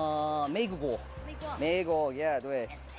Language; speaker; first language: Chinese; non-native, learner; English